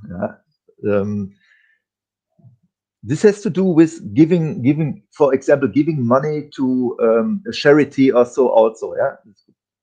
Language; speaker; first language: English; non-native, fluent; German